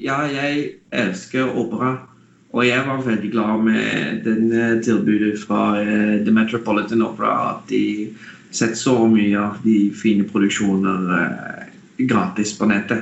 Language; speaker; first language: Norwegian; non-native, fluent; Dutch